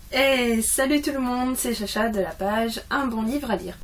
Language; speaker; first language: French; native; French